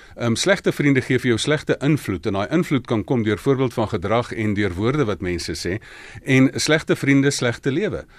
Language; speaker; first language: Afrikaans; native; Afrikaans